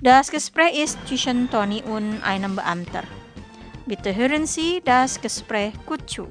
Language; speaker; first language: German; non-native, fluent; Indonesian